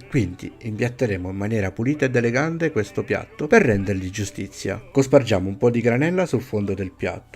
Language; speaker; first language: Italian; native; Italian